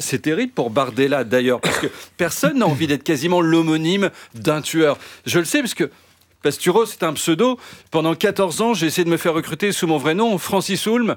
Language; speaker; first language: French; native; French